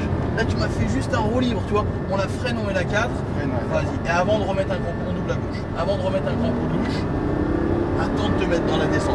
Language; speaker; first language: French; native; French